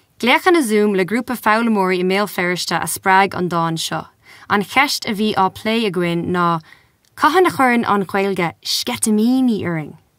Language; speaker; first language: Irish; non-native, local second language; English